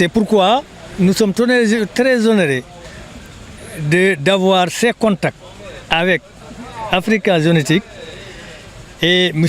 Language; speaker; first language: French; non-native, local second language; Fula